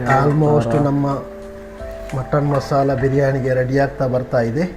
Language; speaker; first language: Kannada; non-native, local second language; Malayalam